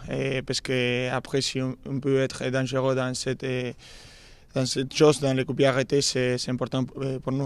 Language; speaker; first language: French; non-native, fluent; Spanish